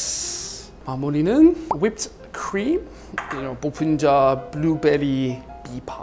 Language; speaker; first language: Korean; non-native, learner; English